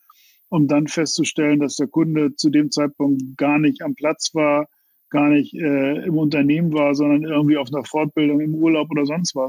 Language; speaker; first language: German; native; German